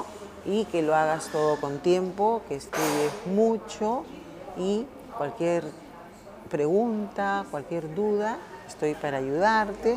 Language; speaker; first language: Spanish; native; Spanish